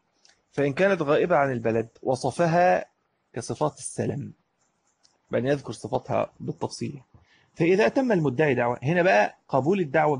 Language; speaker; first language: Arabic; native; Arabic